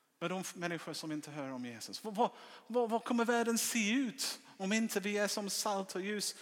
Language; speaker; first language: Swedish; non-native, fluent; English